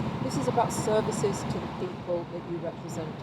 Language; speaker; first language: English; native; English